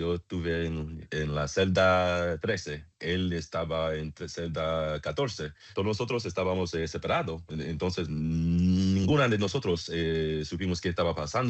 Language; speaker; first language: Spanish; non-native, learner; English